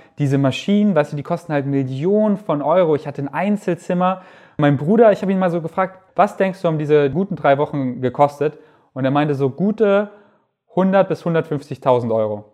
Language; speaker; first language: German; native; German